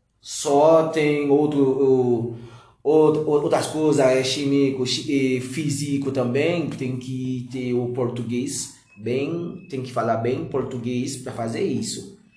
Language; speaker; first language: Portuguese; non-native, learner; Haitian Creole